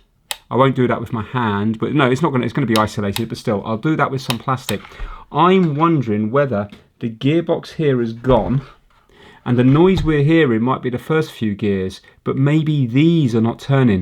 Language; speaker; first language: English; native; English